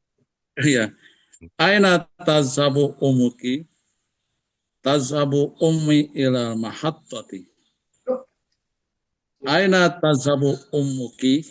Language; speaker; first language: Arabic; non-native, learner; Indonesian